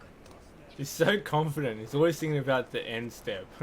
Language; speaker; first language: English; native; English